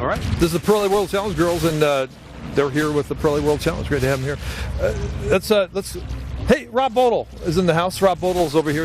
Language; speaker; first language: English; native; English